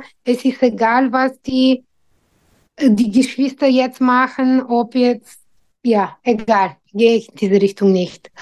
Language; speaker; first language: German; non-native, fluent; Bulgarian